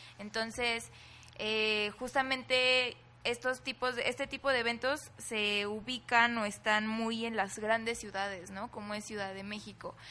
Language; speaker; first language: Spanish; native; Spanish